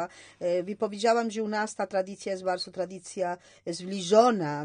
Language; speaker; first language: Polish; non-native, learner; Spanish